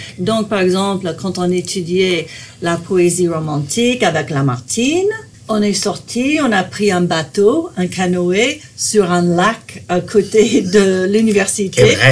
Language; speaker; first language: French; non-native, fluent; English